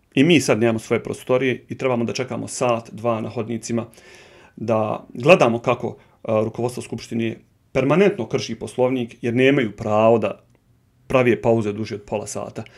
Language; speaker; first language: Bosnian; native; Bosnian